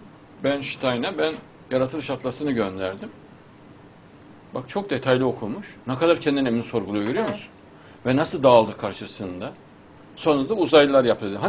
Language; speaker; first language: Turkish; native; Turkish